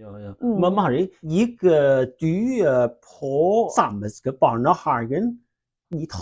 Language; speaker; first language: Norwegian; non-native, learner; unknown